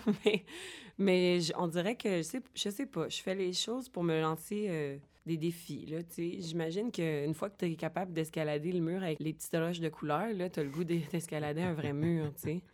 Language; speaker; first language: French; native; French